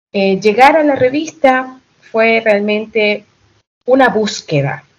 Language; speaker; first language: Spanish; early bilingual, heritage; Spanish